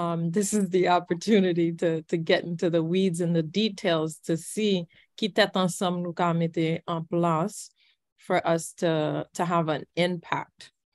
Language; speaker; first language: English; early bilingual, other home language; Haitian Creole